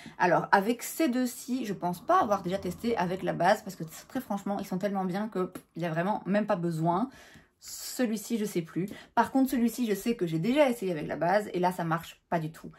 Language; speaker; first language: French; native; French